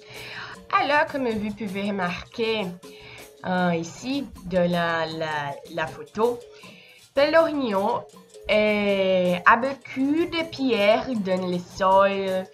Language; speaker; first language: French; non-native, learner; Portuguese